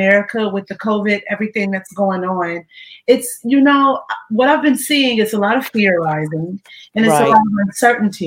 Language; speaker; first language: English; native; English